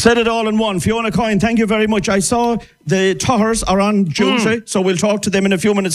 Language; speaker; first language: English; native; English